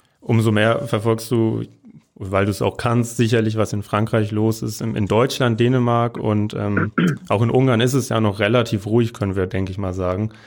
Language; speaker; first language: German; native; German